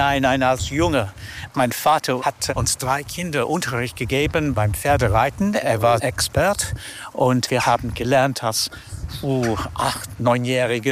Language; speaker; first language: German; non-native, fluent; English